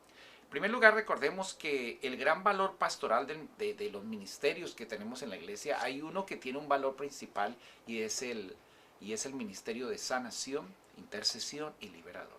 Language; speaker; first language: Spanish; native; Spanish